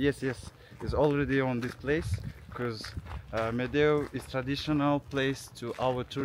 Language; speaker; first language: English; non-native, learner; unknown